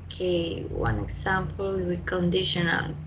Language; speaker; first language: English; non-native, learner; Spanish